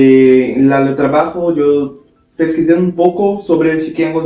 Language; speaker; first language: Spanish; non-native, learner; Portuguese